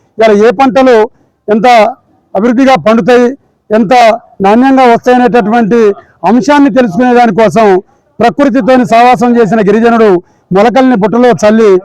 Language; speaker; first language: Telugu; non-native, local second language; Lambadi